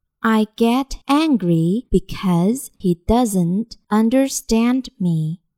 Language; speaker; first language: English; non-native, fluent; Chinese